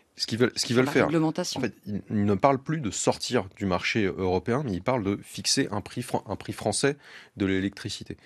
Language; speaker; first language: French; native; French